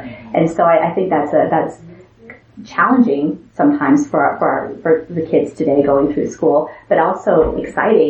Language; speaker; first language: English; native; English